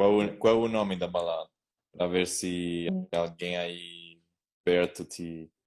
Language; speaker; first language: Portuguese; non-native, learner; Spanish